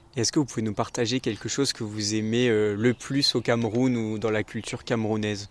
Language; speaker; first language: French; native; French